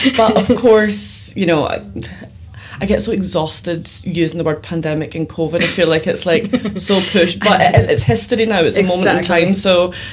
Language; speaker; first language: English; native; English